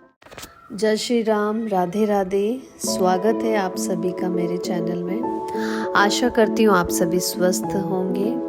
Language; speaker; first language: Hindi; native; Hindi